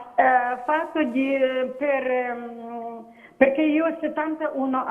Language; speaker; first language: Italian; non-native, learner; Ukrainian